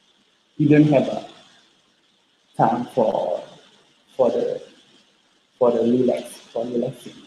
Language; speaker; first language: English; non-native, learner; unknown